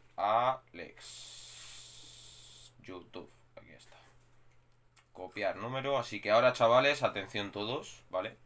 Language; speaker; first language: Spanish; native; Spanish